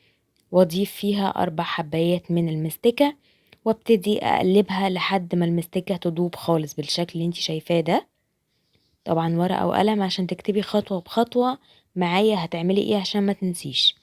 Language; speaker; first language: Arabic; native; Arabic